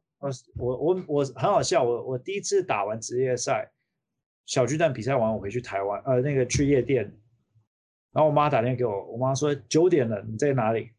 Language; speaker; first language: Chinese; early bilingual, heritage; Chinese